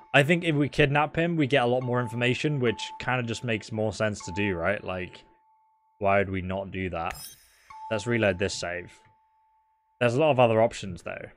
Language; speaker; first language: English; native; English